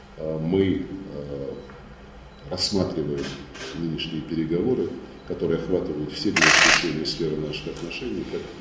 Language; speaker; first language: Russian; native; Russian